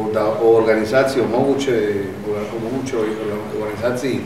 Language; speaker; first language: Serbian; non-native, fluent; Spanish